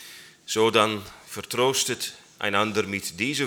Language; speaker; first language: German; non-native, learner; Dutch